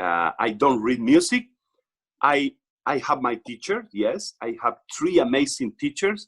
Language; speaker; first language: English; non-native, learner; Portuguese